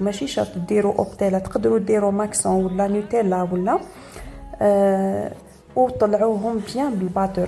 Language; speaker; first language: Arabic; native; Arabic